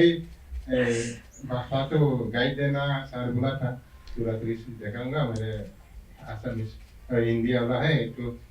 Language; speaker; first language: Hindi; non-native, local second language; Mising